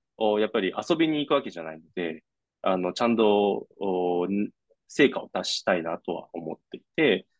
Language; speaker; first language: Japanese; non-native, fluent; Chinese